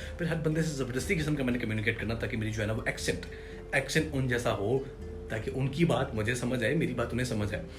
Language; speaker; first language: Urdu; non-native, local second language; Punjabi